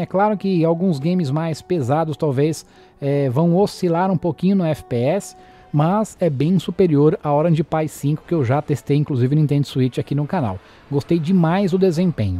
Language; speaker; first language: Portuguese; native; Portuguese